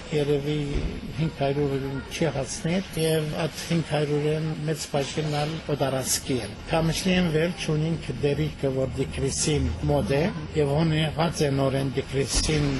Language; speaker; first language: Armenian; early bilingual, heritage; Armenian